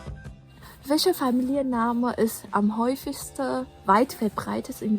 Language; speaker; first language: German; non-native, fluent; Vietnamese